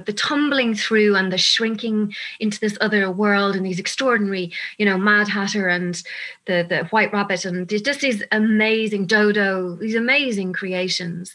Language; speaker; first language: English; native; English